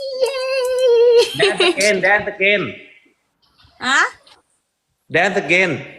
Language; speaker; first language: English; non-native, learner; Thai